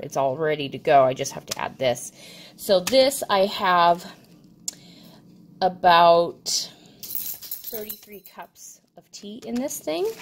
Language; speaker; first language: English; native; English